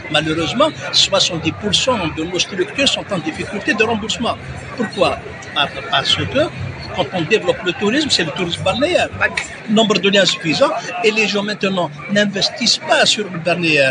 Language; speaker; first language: French; non-native, local second language; Arabic